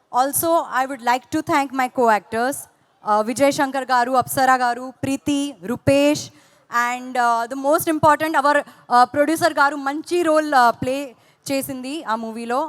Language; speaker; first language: Telugu; non-native, fluent; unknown